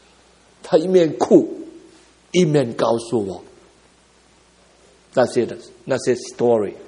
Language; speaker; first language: Chinese; early bilingual, heritage; Cantonese